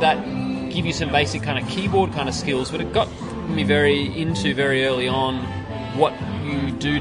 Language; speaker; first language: English; native; English